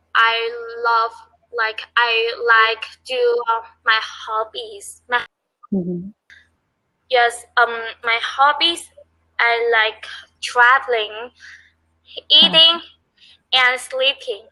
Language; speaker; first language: English; non-native, learner; Vietnamese